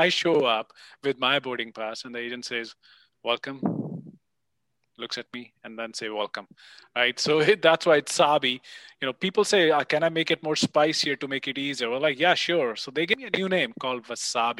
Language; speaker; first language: English; non-native, local second language; Punjabi